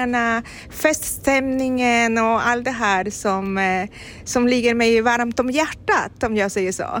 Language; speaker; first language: Swedish; non-native, fluent; Spanish